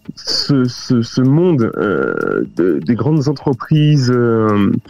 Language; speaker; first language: French; native; French